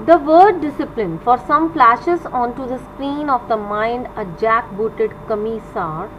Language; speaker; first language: English; non-native, local second language; Punjabi